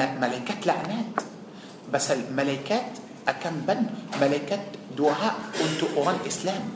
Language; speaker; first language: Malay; non-native, fluent; Arabic